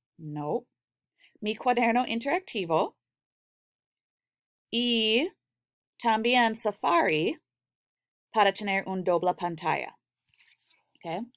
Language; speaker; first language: Spanish; non-native, learner; English